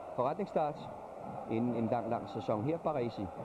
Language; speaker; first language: Danish; native; Danish